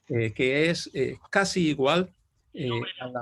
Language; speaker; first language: Spanish; non-native, fluent; English